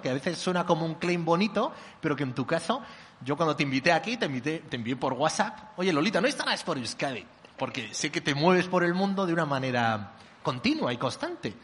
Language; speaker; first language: Spanish; native; Spanish